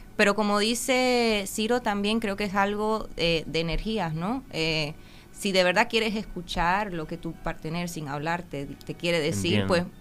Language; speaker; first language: Spanish; native; Spanish